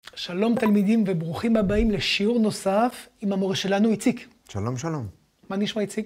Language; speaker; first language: Hebrew; non-native, fluent; French